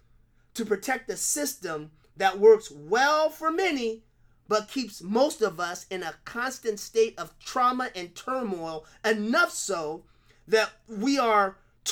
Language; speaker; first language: English; native; English